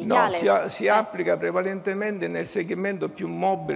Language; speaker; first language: Italian; native; Italian